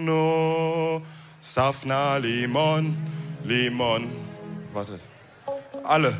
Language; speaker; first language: German; early bilingual, other home language; Wolof